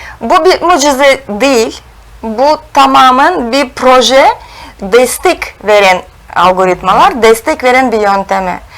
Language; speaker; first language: Turkish; non-native, fluent; Russian